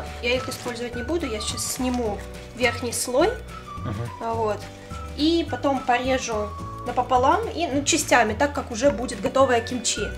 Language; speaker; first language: Russian; native; Russian